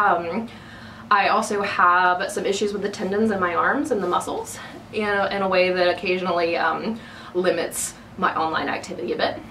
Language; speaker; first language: English; native; English